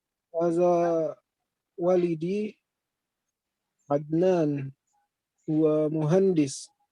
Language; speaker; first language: Arabic; non-native, learner; Indonesian